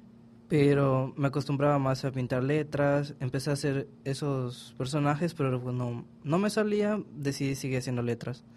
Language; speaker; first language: Spanish; native; Spanish